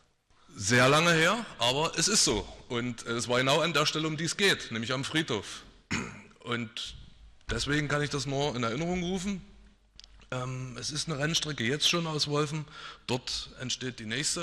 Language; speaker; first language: German; native; German